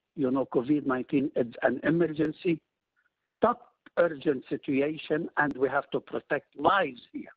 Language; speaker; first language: English; non-native, fluent; Arabic